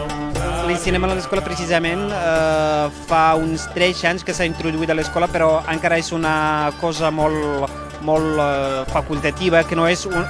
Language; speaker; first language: Catalan; non-native, fluent; Berber languages